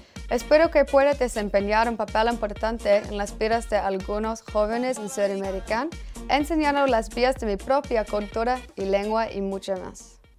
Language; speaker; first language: Spanish; non-native, fluent; English